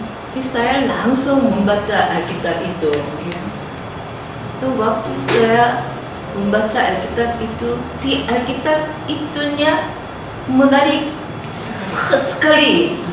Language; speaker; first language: Indonesian; non-native, learner; Korean